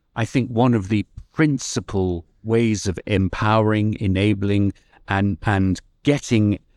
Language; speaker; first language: English; native; English